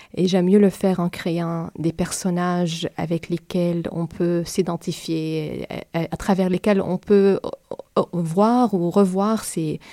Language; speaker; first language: French; non-native, fluent; Arabic